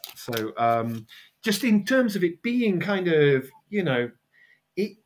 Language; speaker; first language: English; native; English